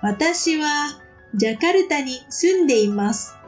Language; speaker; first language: Japanese; non-native, fluent; Indonesian